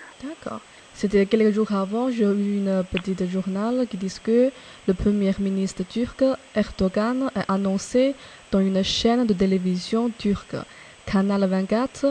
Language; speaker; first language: French; non-native, fluent; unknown